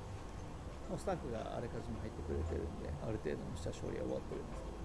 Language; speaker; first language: Japanese; native; Japanese